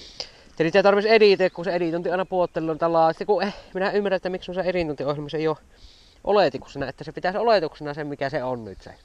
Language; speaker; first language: Finnish; native; Finnish